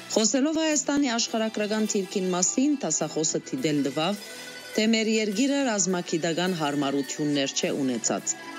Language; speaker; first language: Armenian; early bilingual, heritage; Armenian